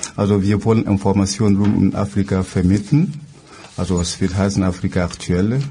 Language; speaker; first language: German; non-native, fluent; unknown